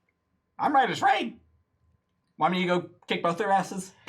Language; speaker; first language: English; native; English